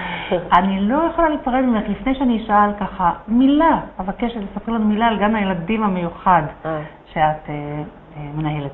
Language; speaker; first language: Hebrew; native; Hebrew